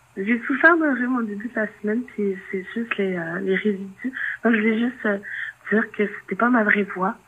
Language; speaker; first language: French; non-native, local second language; Innu-aimun